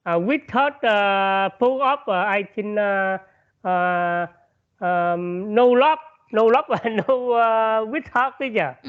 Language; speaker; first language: English; non-native, learner; Vietnamese